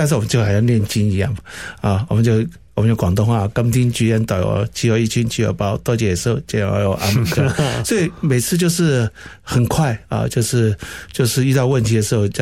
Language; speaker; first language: Chinese; non-native, local second language; Cantonese